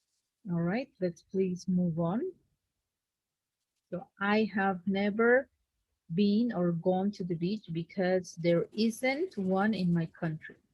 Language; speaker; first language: English; non-native, fluent; Spanish